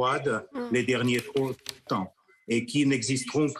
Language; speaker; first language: French; non-native, fluent; Russian